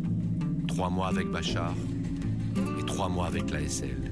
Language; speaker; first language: French; non-native, learner; Arabic